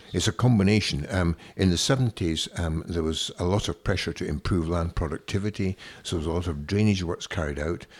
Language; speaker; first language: English; native; English